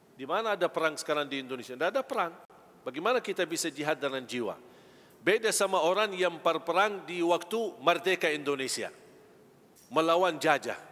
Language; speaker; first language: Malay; non-native, fluent; Arabic